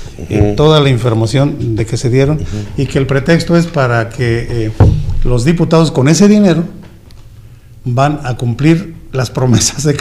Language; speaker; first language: Spanish; native; Spanish